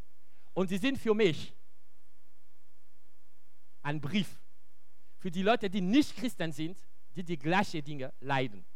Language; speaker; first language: German; non-native, local second language; French